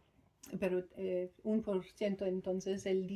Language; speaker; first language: Spanish; non-native, fluent; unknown